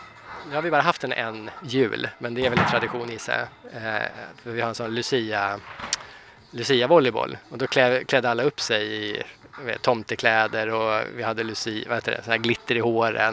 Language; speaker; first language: Swedish; native; Swedish